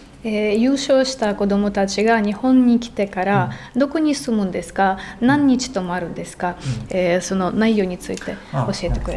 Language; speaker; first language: Japanese; non-native, fluent; Ukrainian